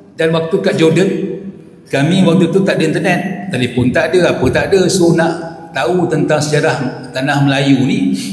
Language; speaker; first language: Malay; native; Malay